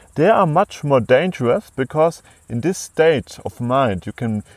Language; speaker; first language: English; non-native, fluent; German